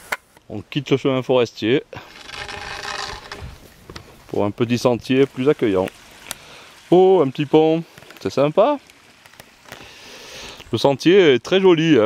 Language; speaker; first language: French; native; French